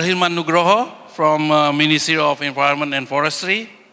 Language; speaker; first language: English; non-native, fluent; Indonesian